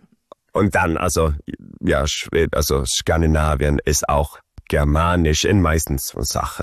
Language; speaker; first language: German; early bilingual, heritage; Swedish